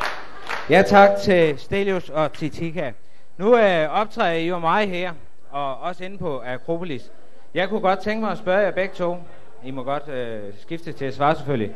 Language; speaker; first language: Danish; native; Danish